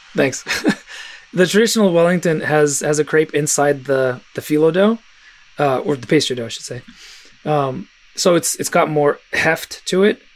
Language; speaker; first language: English; early bilingual, other home language; Russian